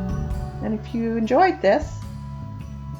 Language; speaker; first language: English; native; English